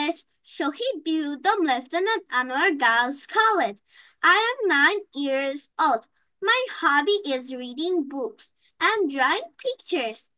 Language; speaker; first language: English; non-native, learner; Bangla